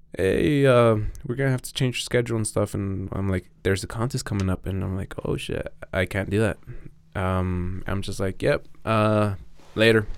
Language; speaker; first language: English; non-native, fluent; Spanish